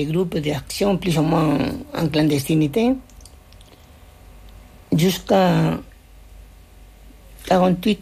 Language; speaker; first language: French; non-native, fluent; Spanish